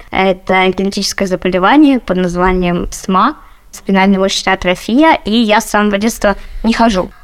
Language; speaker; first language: Russian; native; Russian